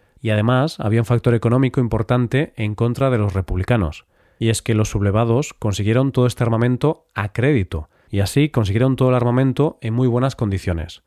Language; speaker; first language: Spanish; native; Spanish